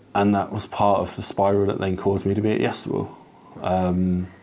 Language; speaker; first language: English; native; English